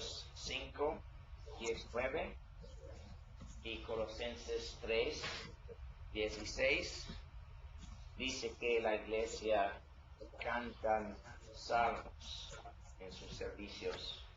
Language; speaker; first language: Spanish; non-native, learner; English